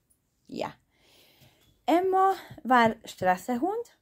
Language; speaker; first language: German; non-native, learner; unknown